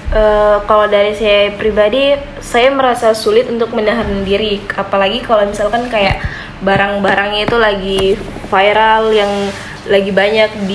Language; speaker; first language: Indonesian; native; Indonesian